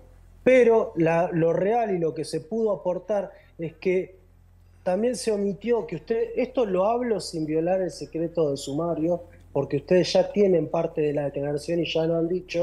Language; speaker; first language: Spanish; native; Spanish